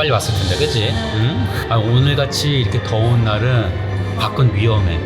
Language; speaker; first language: Korean; native; Korean